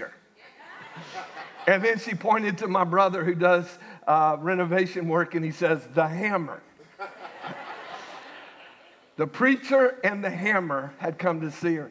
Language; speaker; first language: English; native; English